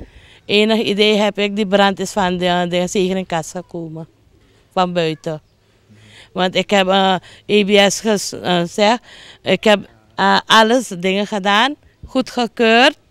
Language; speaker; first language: Dutch; non-native, local second language; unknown